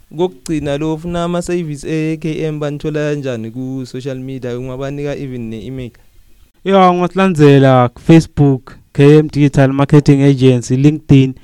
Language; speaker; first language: Zulu; non-native, local second language; Swati